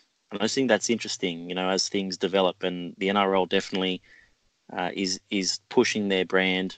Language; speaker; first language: English; native; English